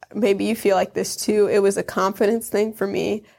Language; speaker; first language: English; native; English